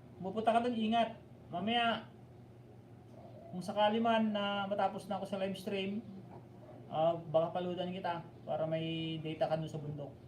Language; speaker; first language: Filipino; non-native, local second language; Bikol